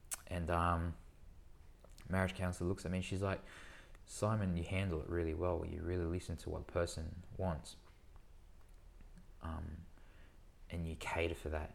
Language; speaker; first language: English; native; English